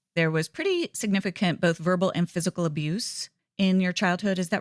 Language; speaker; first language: English; native; English